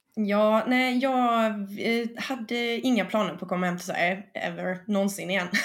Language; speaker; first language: Swedish; early bilingual, other home language; Spanish